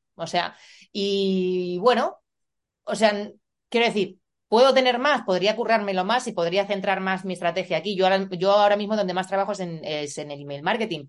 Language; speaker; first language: Spanish; native; Spanish